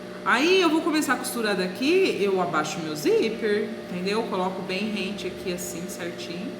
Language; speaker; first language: Portuguese; native; Portuguese